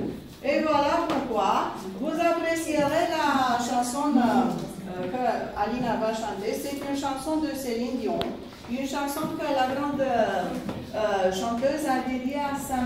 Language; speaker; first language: French; non-native, fluent; Romanian